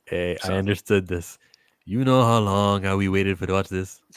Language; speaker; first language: English; native; English